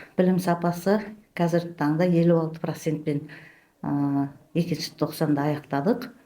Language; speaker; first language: Kazakh; native; Kazakh